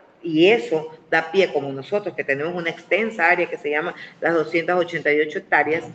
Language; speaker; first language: Spanish; native; Spanish